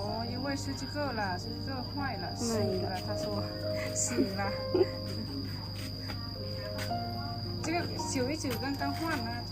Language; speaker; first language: Chinese; non-native, learner; Lao